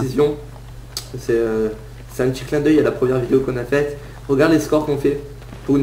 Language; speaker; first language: French; native; French